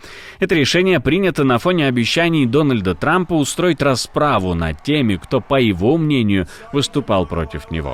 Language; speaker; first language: Russian; native; Russian